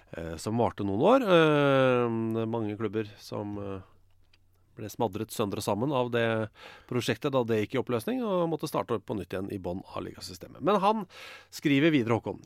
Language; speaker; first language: Norwegian; native; Norwegian